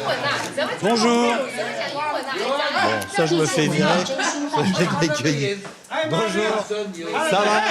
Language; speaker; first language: French; native; French